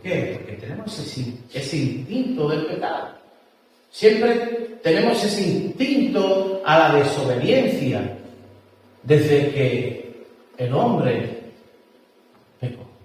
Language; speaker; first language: Spanish; native; Spanish